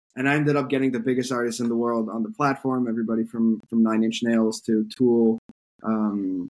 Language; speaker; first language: English; non-native, fluent; French